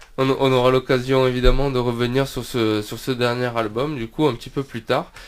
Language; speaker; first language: French; native; French